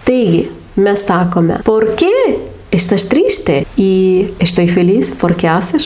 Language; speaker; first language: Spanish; non-native, fluent; Lithuanian